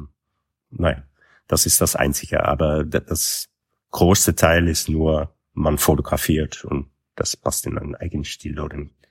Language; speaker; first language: German; non-native, fluent; Dutch